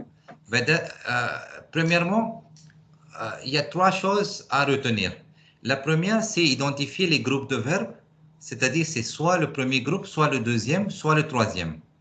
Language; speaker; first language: French; non-native, fluent; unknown